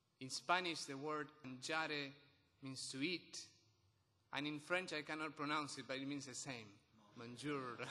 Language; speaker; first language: English; non-native, fluent; Spanish